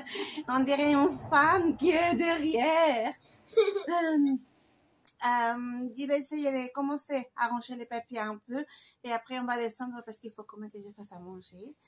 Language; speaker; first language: French; non-native, fluent; Spanish